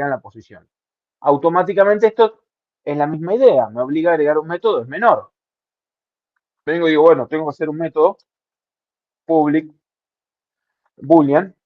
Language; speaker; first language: Spanish; native; Spanish